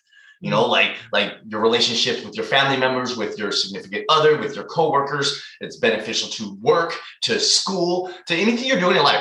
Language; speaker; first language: English; native; English